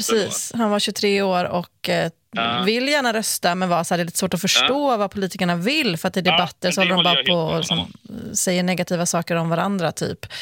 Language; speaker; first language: Swedish; native; Swedish